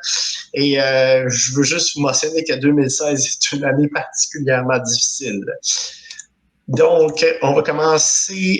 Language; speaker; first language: French; native; French